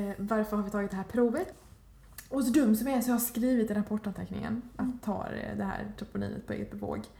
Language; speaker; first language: Swedish; early bilingual, other home language; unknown